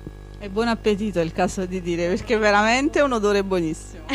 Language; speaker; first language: Italian; native; Italian